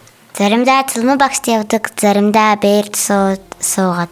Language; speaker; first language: Mongolian; non-native, learner; Buriat